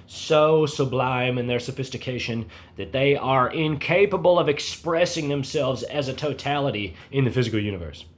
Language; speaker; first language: English; native; English